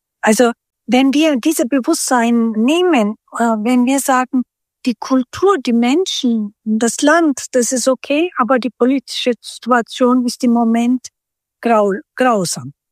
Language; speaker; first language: German; early bilingual, other home language; Turkish